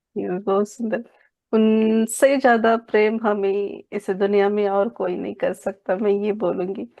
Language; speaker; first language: Hindi; non-native, local second language; Marathi